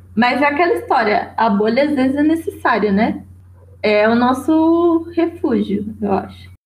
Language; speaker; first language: Portuguese; native; Portuguese